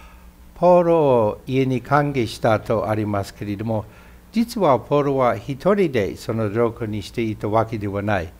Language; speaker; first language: Japanese; non-native, fluent; English